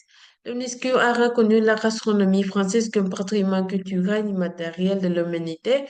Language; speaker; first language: French; non-native, learner; Spanish